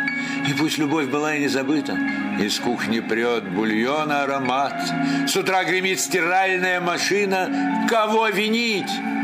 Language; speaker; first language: Russian; native; Russian